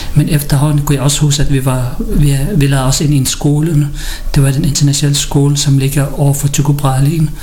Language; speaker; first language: Danish; early bilingual, other home language; Filipino